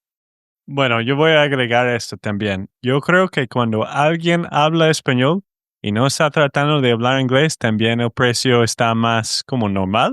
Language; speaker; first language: Spanish; non-native, fluent; English